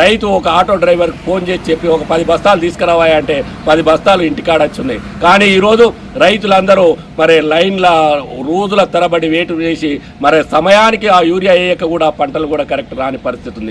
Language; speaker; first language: Telugu; native; Telugu